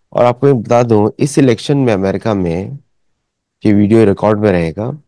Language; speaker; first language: Hindi; native; Hindi